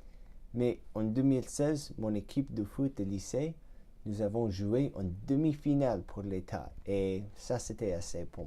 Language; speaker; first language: French; non-native, learner; English